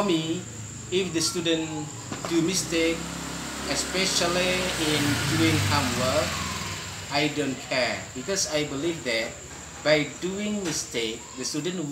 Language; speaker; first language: English; non-native, fluent; Indonesian